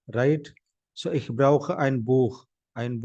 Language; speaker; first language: German; non-native, fluent; Hindi